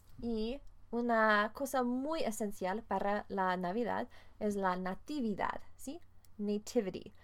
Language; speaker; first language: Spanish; non-native, fluent; English